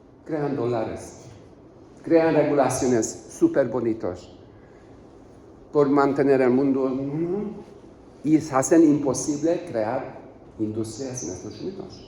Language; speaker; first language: Spanish; non-native, learner; Hungarian